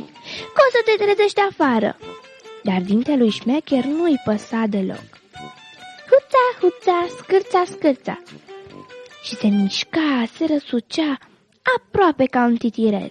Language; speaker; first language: Romanian; native; Romanian